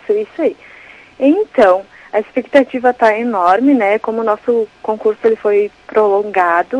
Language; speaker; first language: Portuguese; native; Portuguese